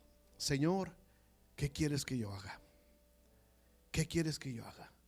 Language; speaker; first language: Spanish; native; Spanish